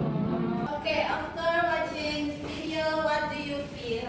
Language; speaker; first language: English; non-native, learner; Indonesian